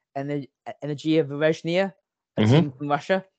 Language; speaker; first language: English; native; English